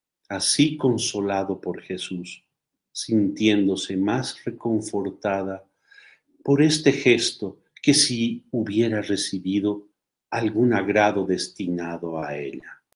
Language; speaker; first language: Spanish; native; Spanish